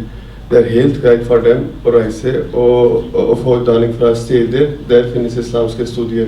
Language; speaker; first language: Norwegian; non-native, fluent; Urdu